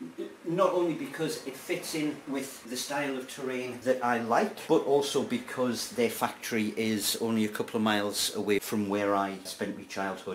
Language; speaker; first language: English; native; English